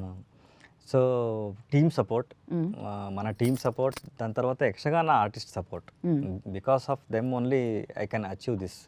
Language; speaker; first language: Telugu; non-native, learner; Kannada